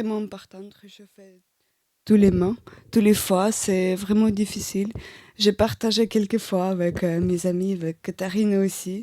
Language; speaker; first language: French; non-native, learner; Russian